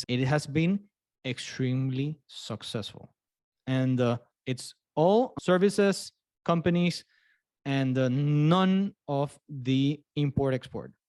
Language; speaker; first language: English; non-native, fluent; Spanish